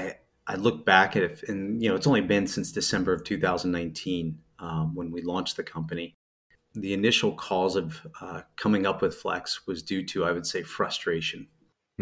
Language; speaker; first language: English; native; English